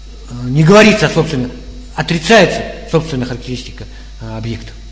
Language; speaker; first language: Russian; native; Russian